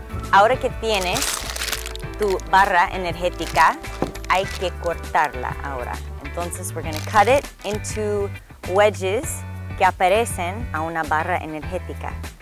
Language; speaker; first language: Spanish; non-native, fluent; English